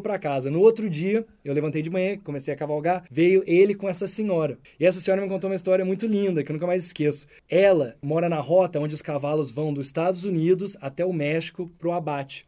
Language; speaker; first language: Portuguese; native; Portuguese